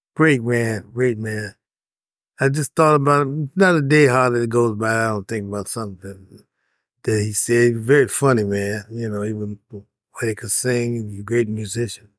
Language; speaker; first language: English; native; English